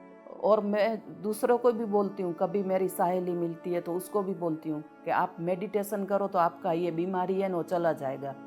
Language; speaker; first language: Hindi; non-native, local second language; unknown